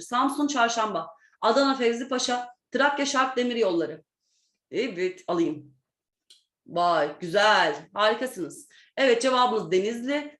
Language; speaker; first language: Turkish; native; Turkish